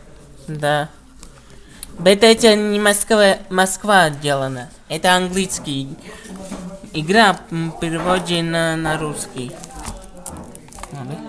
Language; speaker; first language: Russian; non-native, learner; Italian